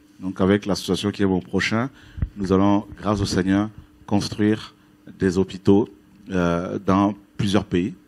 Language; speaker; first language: French; native; French